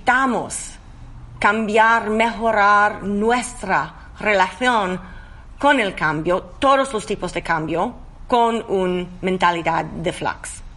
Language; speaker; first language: Spanish; non-native, learner; English